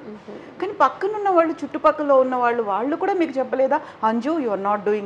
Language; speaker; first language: Telugu; native; Telugu